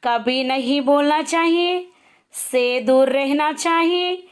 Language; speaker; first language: Hindi; non-native, local second language; Telugu